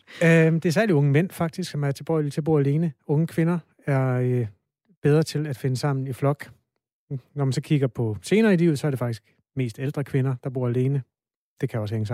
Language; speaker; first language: Danish; native; Danish